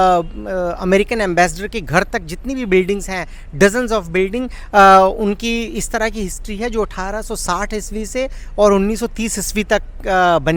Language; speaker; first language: Hindi; native; Hindi